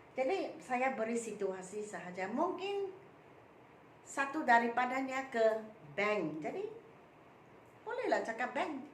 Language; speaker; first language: Malay; non-native, local second language; Min Nan Chinese